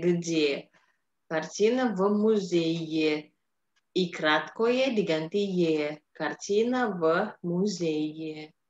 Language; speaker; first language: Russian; non-native, fluent; Indonesian